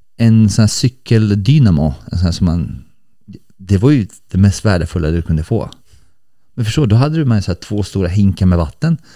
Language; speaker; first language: Swedish; early bilingual, other home language; Bosnian